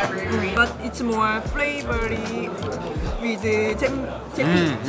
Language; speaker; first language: English; non-native, learner; Korean